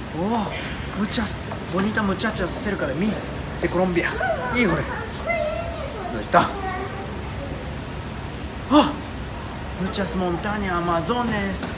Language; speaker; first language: Spanish; non-native, learner; Japanese